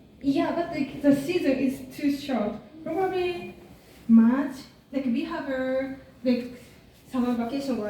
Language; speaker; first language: English; non-native, learner; Japanese